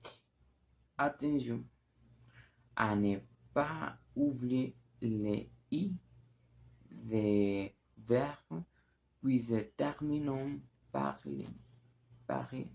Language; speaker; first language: French; non-native, learner; Spanish